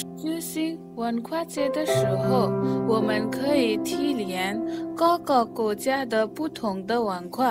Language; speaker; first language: Chinese; non-native, fluent; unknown